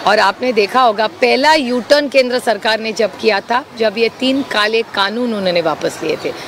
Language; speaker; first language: Hindi; non-native, local second language; Marathi